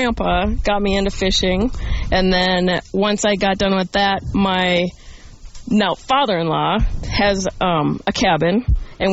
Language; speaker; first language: English; native; English